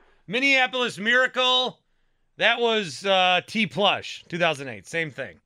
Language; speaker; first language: English; native; English